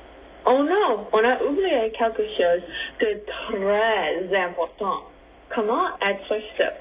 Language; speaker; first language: French; non-native, learner; English